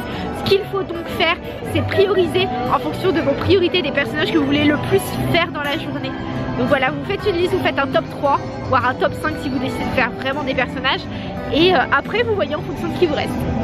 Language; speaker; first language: French; native; French